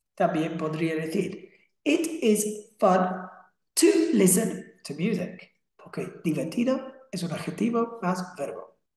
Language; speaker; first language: Spanish; non-native, fluent; English